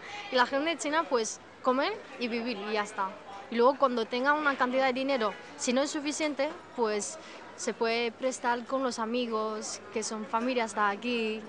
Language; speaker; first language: Spanish; non-native, fluent; Chinese